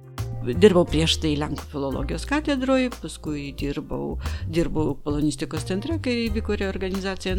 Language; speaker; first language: Lithuanian; non-native, local second language; Polish